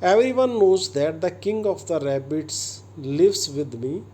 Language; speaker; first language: English; non-native, local second language; Punjabi